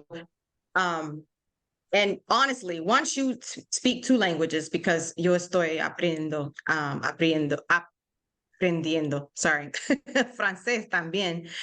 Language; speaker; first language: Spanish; non-native, learner; English